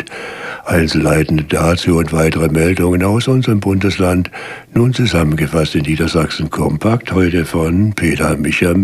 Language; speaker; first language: German; native; German